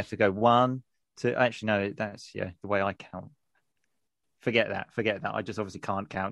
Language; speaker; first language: English; native; English